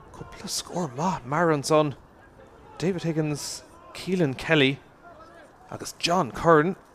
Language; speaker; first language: Irish; native; Irish